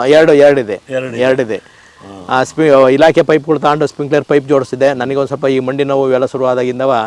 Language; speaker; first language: Kannada; native; Kannada